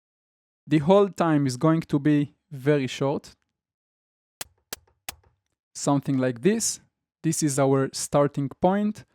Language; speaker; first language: English; non-native, fluent; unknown